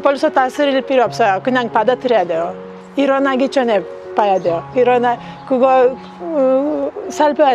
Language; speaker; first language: Korean; non-native, learner; Lithuanian